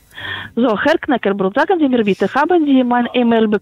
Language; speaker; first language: German; non-native, fluent; Polish